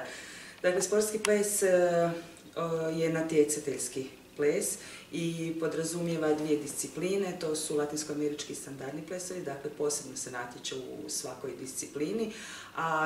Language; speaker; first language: Croatian; native; Croatian